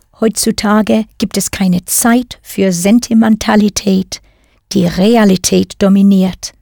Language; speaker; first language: German; non-native, fluent; English